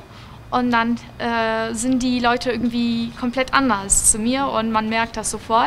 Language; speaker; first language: German; early bilingual, other home language; Albanian